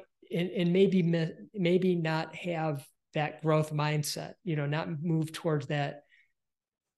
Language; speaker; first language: English; native; English